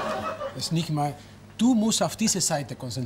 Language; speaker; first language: German; non-native, fluent; Spanish